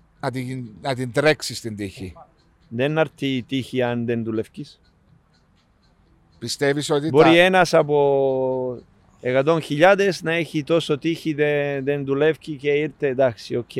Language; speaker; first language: Greek; non-native, learner; Serbian